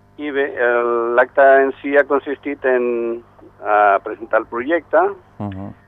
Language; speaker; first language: Catalan; non-native, local second language; Spanish